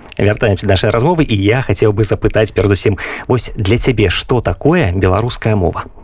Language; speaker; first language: Belarusian; non-native, local second language; Russian